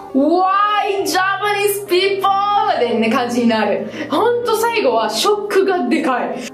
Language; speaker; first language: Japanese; non-native, fluent; Italian